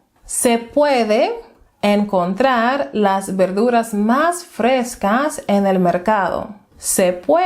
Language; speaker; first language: Spanish; non-native, fluent; English